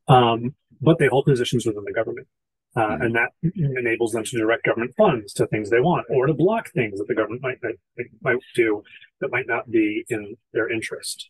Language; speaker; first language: English; native; English